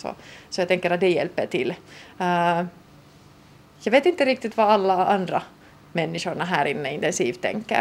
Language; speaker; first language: Swedish; non-native, local second language; Finnish